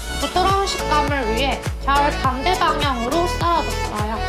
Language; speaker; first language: Korean; native; Korean